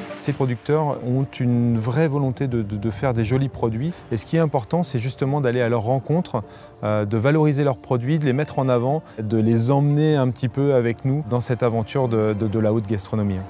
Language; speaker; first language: French; native; French